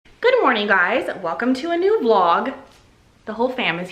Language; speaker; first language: English; native; English